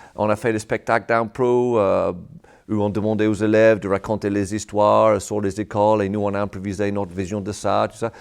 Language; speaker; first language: French; non-native, fluent; English